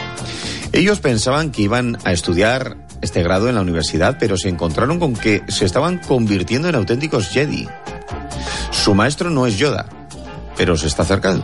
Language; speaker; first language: Spanish; native; Spanish